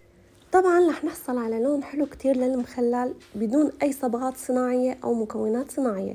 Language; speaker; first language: Arabic; native; Arabic